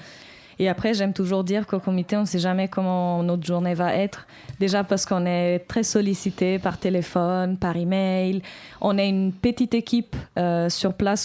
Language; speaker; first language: French; native; French